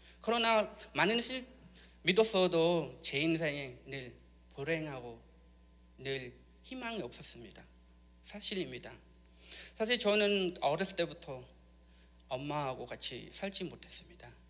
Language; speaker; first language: Korean; non-native, learner; Khmer